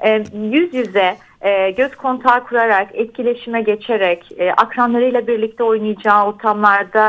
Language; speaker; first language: Turkish; native; Turkish